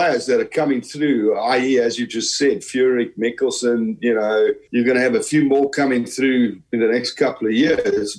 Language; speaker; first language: English; native; English